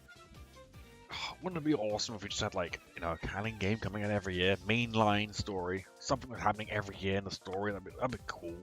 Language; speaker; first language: English; native; English